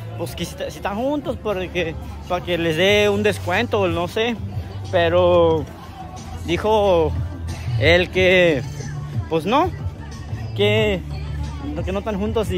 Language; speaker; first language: Spanish; early bilingual, heritage; Spanish